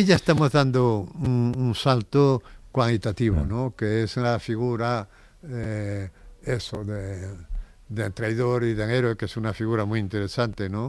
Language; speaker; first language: Spanish; native; Spanish